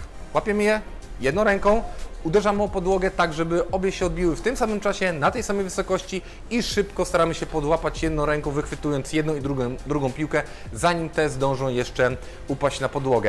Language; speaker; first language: Polish; native; Polish